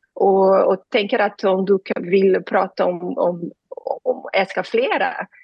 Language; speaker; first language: Swedish; non-native, fluent; Portuguese